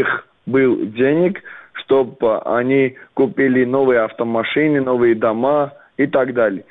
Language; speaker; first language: Russian; non-native, fluent; Armenian